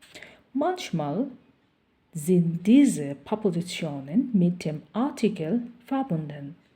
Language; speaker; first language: German; non-native, fluent; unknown